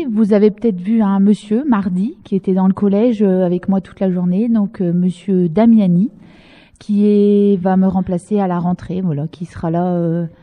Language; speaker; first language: French; native; French